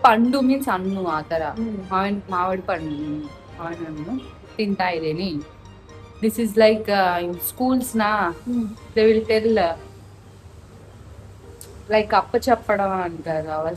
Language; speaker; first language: Kannada; non-native, learner; Telugu